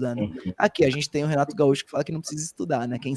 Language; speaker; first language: Portuguese; native; Portuguese